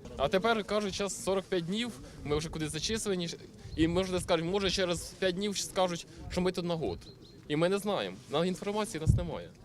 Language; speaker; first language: Ukrainian; native; Ukrainian